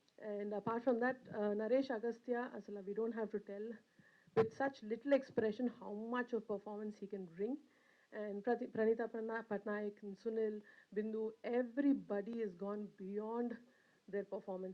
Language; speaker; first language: English; non-native, local second language; Telugu